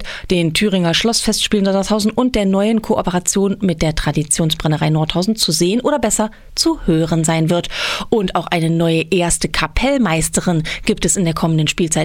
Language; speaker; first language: German; native; German